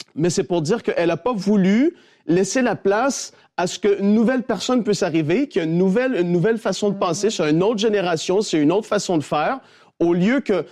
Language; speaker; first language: French; native; French